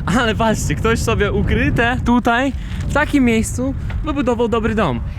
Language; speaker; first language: Polish; non-native, fluent; Russian